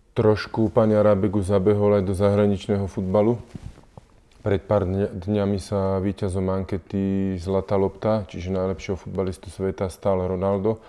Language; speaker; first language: Slovak; native; Slovak